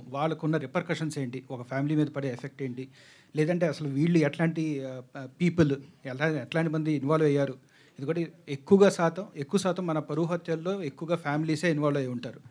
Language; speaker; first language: Telugu; native; Telugu